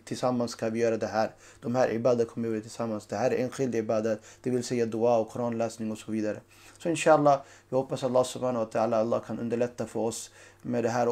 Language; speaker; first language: Swedish; non-native, fluent; Urdu